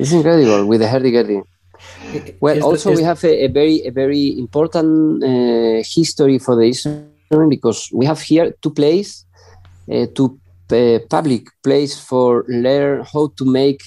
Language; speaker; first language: English; non-native, learner; Spanish